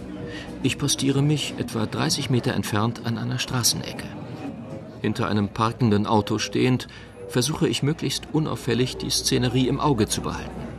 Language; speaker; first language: German; native; German